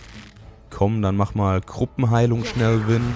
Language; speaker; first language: German; native; German